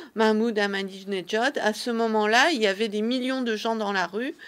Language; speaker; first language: French; early bilingual, other home language; Persian